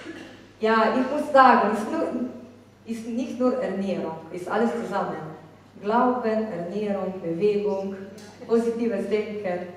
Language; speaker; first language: German; non-native, fluent; Slovenian